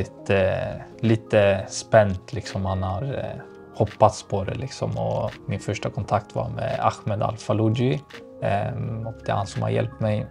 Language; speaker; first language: Swedish; early bilingual, other home language; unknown